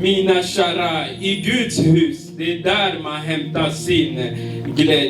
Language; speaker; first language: Swedish; non-native, learner; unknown